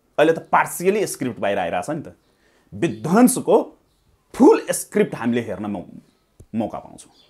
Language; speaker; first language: Nepali; non-native, local second language; Maithili